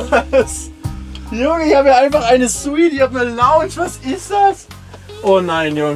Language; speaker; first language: German; native; German